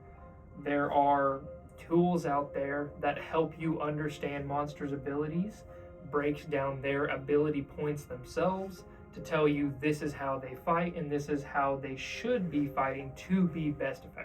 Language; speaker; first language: English; native; English